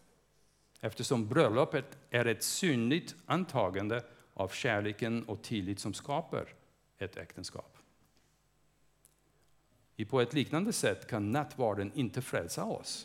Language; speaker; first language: Swedish; non-native, fluent; English